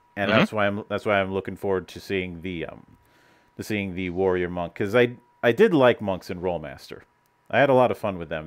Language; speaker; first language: English; native; English